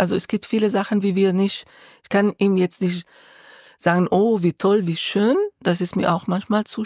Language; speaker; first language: German; non-native, learner; Arabic